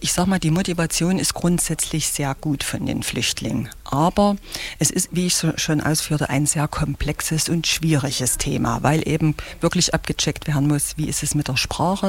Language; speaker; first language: German; native; German